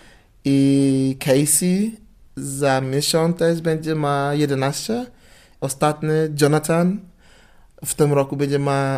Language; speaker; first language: Polish; non-native, learner; English